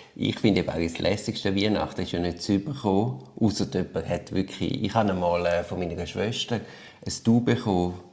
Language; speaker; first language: German; native; German